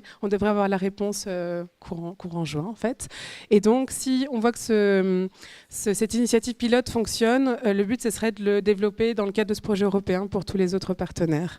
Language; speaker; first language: French; native; French